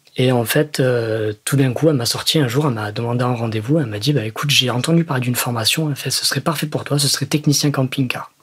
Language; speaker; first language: French; native; French